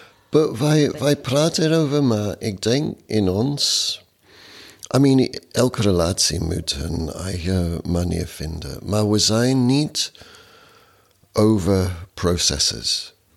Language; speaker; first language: Dutch; non-native, fluent; English